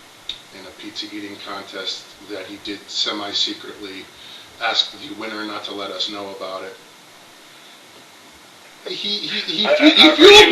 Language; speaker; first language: English; native; English